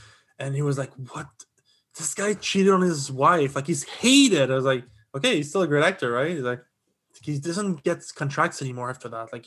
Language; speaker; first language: English; non-native, fluent; French